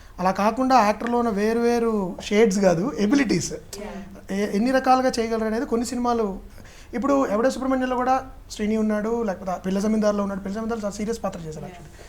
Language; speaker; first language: Telugu; native; Telugu